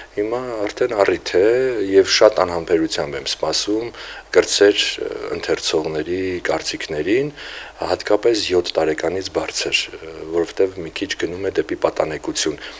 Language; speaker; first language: Armenian; native; Armenian